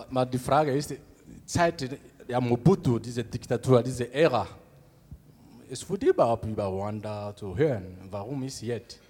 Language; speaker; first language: German; non-native, learner; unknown